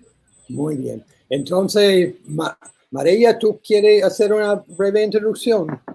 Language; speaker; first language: Spanish; non-native, learner; English